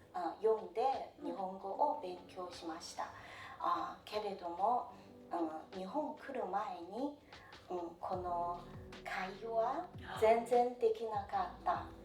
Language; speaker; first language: Japanese; non-native, fluent; Chinese